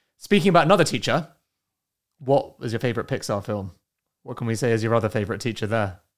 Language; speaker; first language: English; native; English